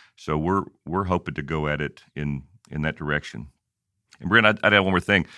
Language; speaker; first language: English; native; English